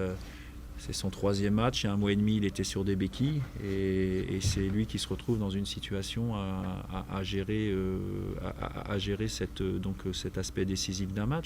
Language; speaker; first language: French; native; French